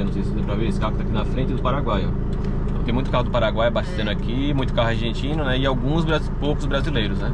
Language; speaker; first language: Portuguese; native; Portuguese